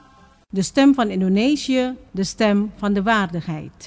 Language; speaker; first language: Dutch; non-native, fluent; Indonesian